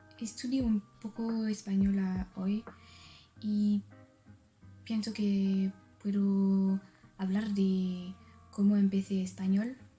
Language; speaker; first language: Spanish; non-native, learner; French